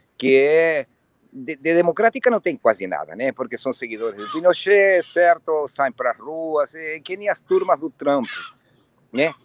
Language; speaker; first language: Portuguese; non-native, fluent; Spanish